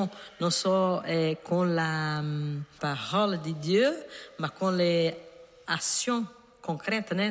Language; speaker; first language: French; non-native, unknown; Portuguese